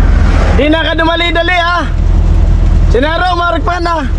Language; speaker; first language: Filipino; non-native, local second language; Bikol